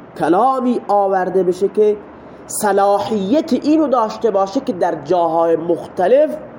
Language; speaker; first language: Persian; native; Persian